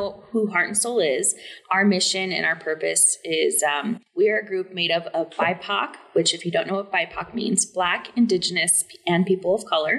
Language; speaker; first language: English; native; English